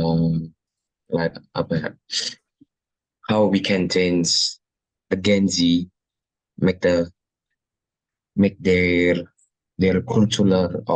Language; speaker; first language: English; non-native, learner; Indonesian